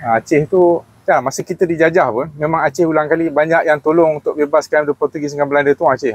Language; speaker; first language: Malay; native; Malay